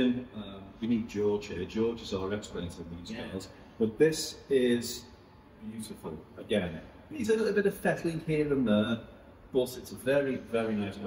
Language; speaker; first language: English; native; English